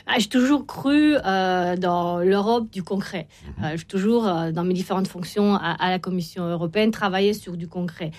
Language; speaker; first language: French; non-native, fluent; Romanian